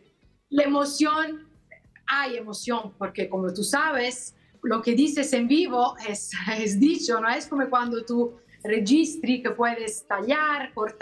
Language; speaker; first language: Spanish; non-native, learner; Italian